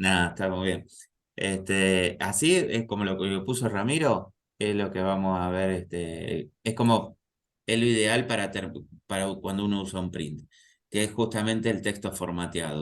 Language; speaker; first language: Spanish; native; Spanish